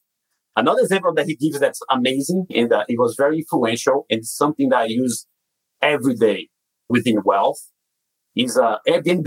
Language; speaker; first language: English; non-native, fluent; Portuguese